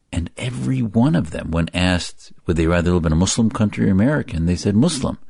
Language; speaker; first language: English; early bilingual, other home language; Arabic